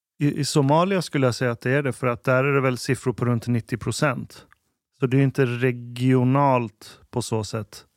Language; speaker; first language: Swedish; early bilingual, other home language; Persian